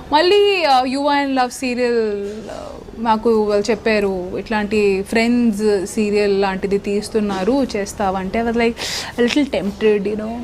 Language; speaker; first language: Telugu; non-native, local second language; Hindi